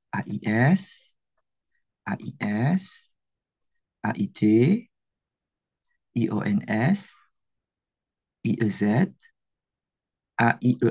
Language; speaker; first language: French; non-native, fluent; Indonesian